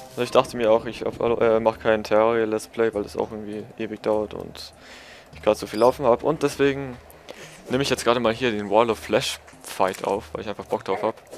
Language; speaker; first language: German; native; German